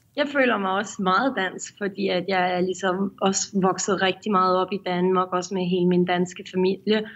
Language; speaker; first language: Danish; early bilingual, heritage; Danish